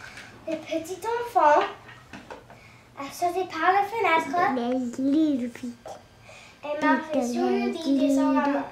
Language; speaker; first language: French; non-native, learner; English